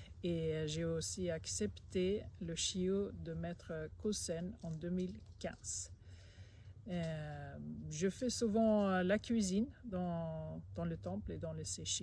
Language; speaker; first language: French; non-native, fluent; Swedish